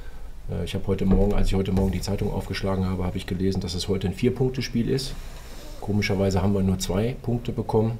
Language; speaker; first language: German; native; German